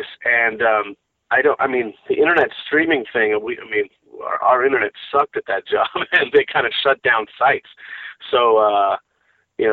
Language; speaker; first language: English; native; English